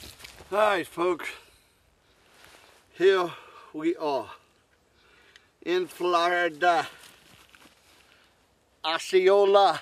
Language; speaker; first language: English; native; English